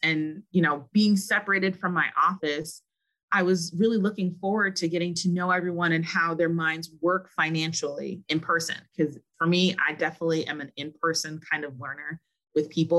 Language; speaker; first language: English; native; English